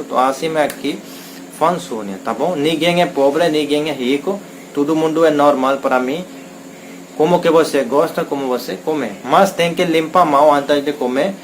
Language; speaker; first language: Portuguese; non-native, learner; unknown